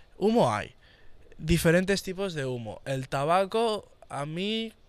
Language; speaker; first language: Spanish; native; Spanish